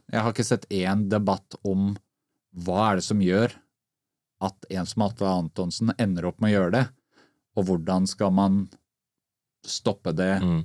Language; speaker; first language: Norwegian; native; Norwegian